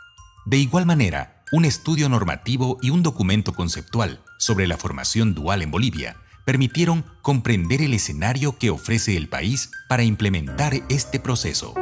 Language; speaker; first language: Spanish; native; Spanish